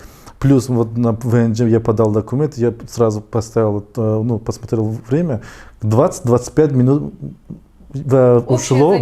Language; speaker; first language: Russian; non-native, fluent; Tajik